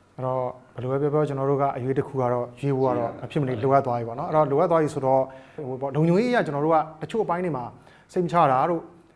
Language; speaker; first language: Burmese; native; Burmese